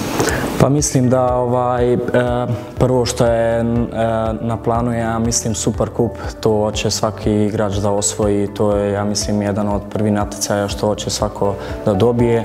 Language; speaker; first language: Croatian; early bilingual, heritage; German